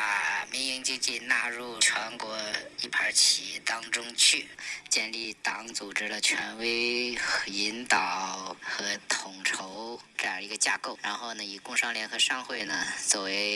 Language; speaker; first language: Chinese; native; Chinese